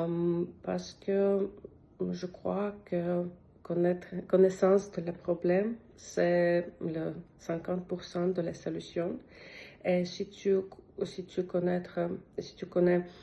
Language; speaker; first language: French; non-native, learner; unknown